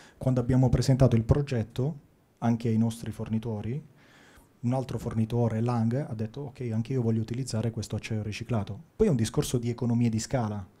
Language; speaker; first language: Italian; native; Italian